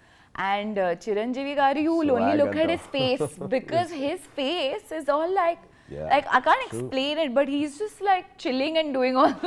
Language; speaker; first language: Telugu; non-native, learner; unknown